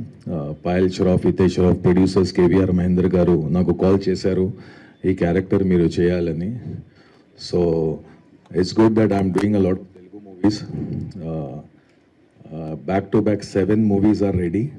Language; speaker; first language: Telugu; non-native, local second language; Hindi